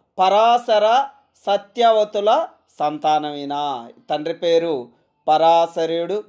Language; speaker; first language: Telugu; native; Telugu